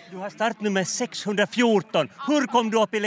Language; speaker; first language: Swedish; native; Swedish